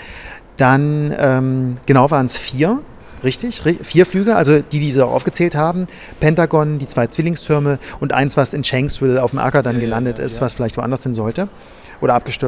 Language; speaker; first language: German; native; German